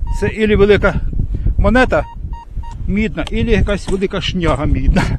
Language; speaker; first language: Ukrainian; non-native, local second language; Russian